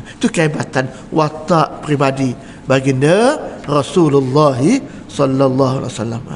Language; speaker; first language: Malay; native; Malay